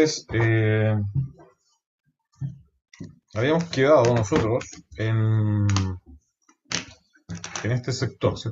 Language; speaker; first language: Spanish; native; Spanish